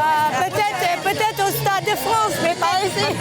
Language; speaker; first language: French; non-native, fluent; English